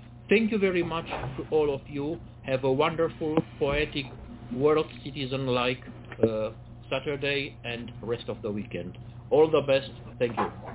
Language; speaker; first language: English; non-native, fluent; Romanian